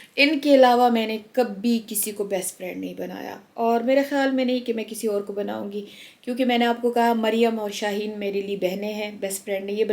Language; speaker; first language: Urdu; non-native, local second language; Pashto